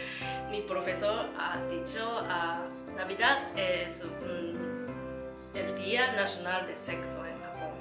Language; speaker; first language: Spanish; non-native, learner; Japanese